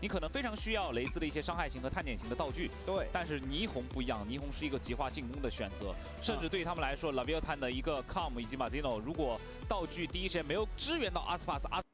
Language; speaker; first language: Chinese; native; Chinese